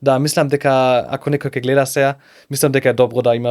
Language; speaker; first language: Macedonian; non-native, learner; German